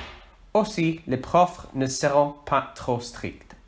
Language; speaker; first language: French; non-native, learner; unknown